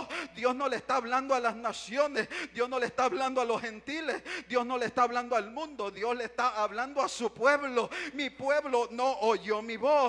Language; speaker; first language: Spanish; native; Spanish